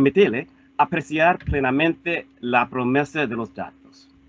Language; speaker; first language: Spanish; non-native, fluent; English